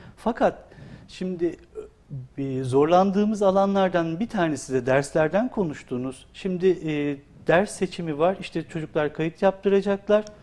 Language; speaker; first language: Turkish; native; Turkish